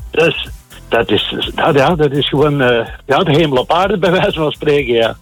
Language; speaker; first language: Dutch; native; Dutch